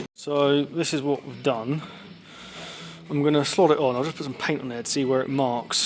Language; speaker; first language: English; native; English